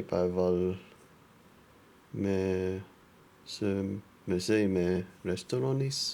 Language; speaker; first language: Estonian; non-native, learner; English